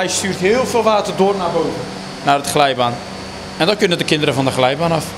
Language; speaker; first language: Dutch; native; Dutch